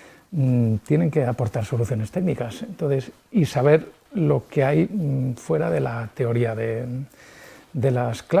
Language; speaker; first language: Spanish; native; Spanish